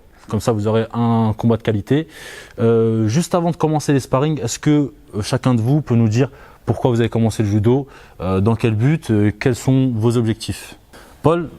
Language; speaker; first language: French; native; French